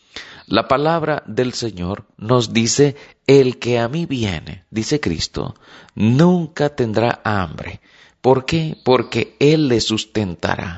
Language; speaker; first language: Spanish; native; Spanish